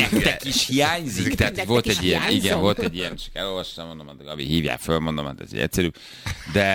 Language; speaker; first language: Hungarian; native; Hungarian